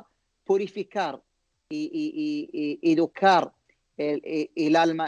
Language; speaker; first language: Spanish; non-native, learner; Arabic